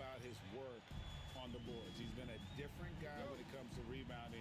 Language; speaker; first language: English; native; English